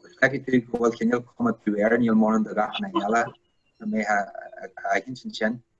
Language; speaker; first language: Irish; non-native, local second language; English